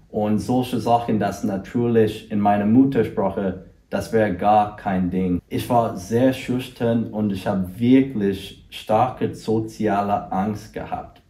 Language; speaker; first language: German; non-native, fluent; English